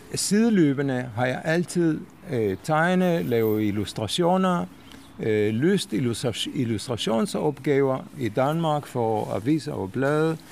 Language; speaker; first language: Danish; non-native, fluent; Hebrew